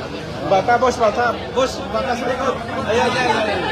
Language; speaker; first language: Filipino; native; Filipino